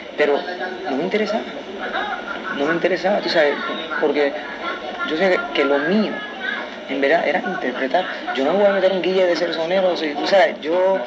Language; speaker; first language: Spanish; early bilingual, heritage; Spanish